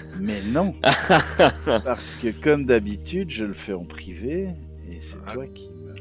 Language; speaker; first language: French; native; French